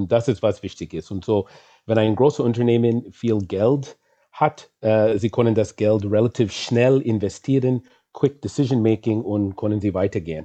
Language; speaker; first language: German; non-native, fluent; English